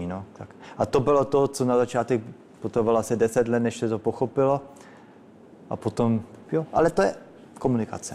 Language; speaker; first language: Czech; early bilingual, heritage; Czech